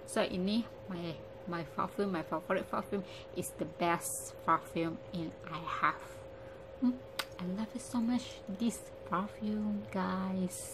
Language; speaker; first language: English; non-native, learner; Indonesian